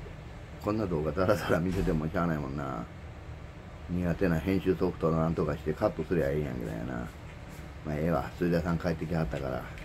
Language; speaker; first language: Japanese; native; Japanese